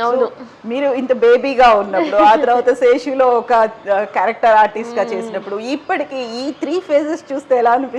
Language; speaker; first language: Telugu; native; Telugu